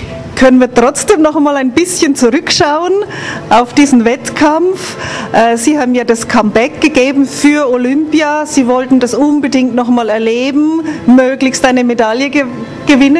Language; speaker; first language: German; native; German